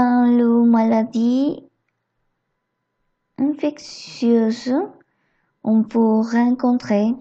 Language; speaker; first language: French; non-native, learner; Spanish